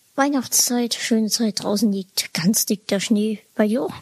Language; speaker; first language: German; native; German